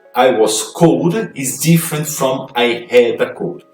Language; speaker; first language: English; non-native, fluent; Portuguese